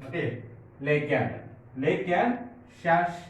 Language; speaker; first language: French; non-native, fluent; Tamil